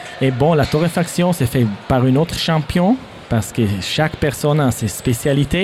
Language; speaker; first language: French; non-native, learner; German